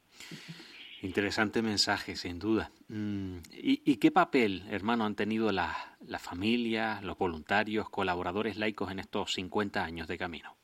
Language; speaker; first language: Spanish; native; Spanish